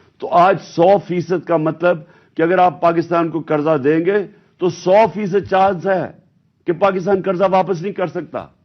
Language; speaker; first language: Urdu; native; Urdu